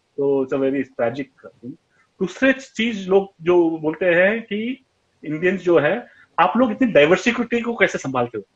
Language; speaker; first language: Hindi; non-native, local second language; Tamil